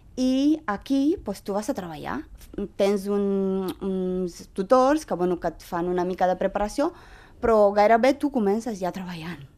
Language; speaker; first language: Catalan; non-native, fluent; Romanian